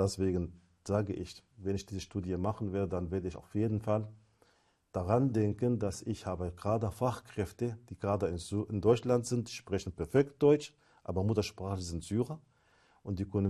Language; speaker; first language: German; non-native, fluent; Arabic